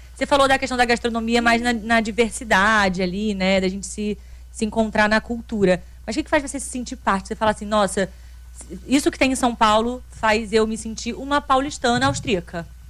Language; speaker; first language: Portuguese; native; Portuguese